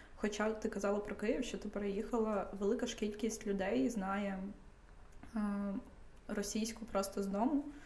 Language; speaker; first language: Ukrainian; non-native, local second language; Russian